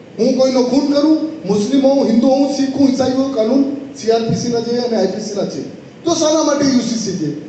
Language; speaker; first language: Gujarati; non-native, local second language; Marwari